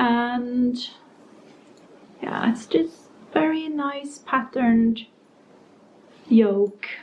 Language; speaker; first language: English; non-native, fluent; Norwegian